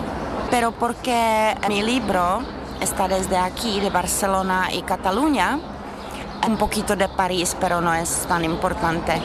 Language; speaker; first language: Spanish; non-native, learner; Czech